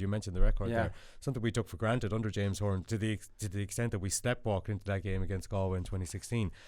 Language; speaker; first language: English; native; English